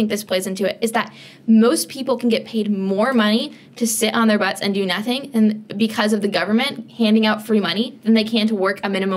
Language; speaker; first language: English; native; English